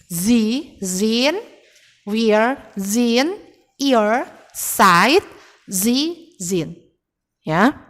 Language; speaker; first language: German; non-native, fluent; Indonesian